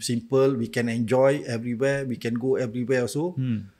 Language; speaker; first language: English; non-native, local second language; Malay